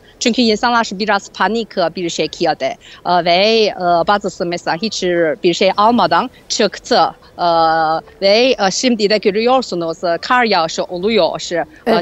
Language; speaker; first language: Turkish; non-native, fluent; Chinese